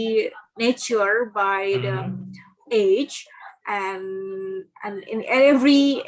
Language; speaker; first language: English; non-native, learner; Indonesian